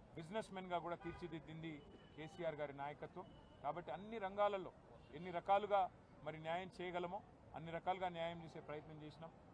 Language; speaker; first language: Telugu; non-native, local second language; Lambadi